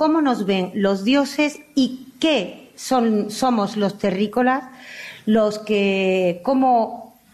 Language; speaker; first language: Spanish; native; Spanish